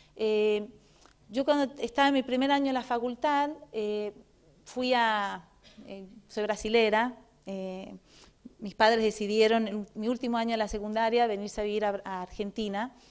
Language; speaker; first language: Spanish; non-native, fluent; Portuguese